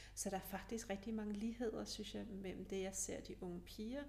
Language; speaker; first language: Danish; early bilingual, other home language; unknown